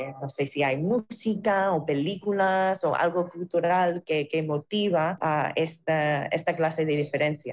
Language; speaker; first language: Spanish; non-native, fluent; English